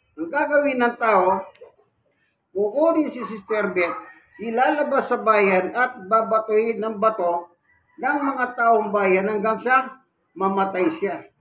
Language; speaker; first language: Filipino; non-native, local second language; Pampanga